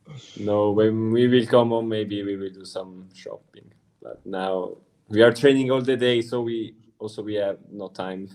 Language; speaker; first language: English; non-native, learner; Italian